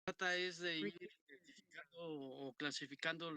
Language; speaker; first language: Spanish; native; Spanish